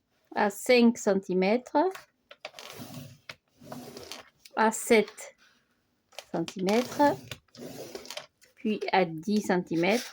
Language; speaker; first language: French; native; French